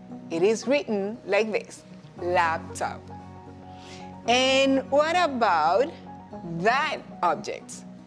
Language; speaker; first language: English; non-native, fluent; Spanish